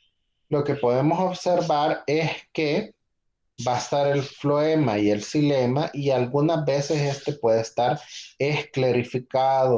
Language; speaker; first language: Spanish; native; Spanish